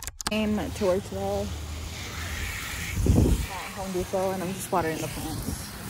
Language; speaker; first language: English; early bilingual, other home language; Spanish